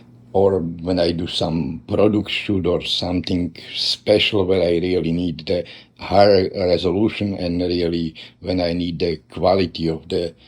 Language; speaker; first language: English; non-native, learner; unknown